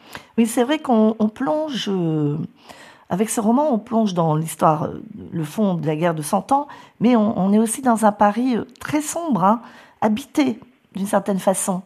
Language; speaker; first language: French; native; French